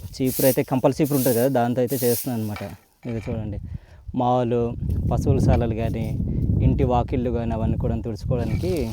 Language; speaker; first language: Telugu; non-native, local second language; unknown